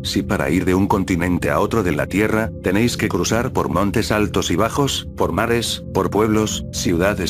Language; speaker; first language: Spanish; native; Spanish